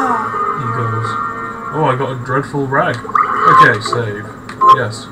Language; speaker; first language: English; native; English